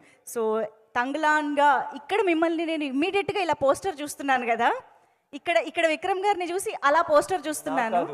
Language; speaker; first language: Telugu; native; Telugu